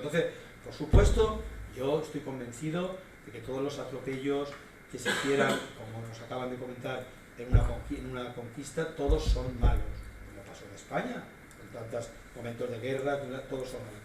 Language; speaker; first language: Spanish; native; Spanish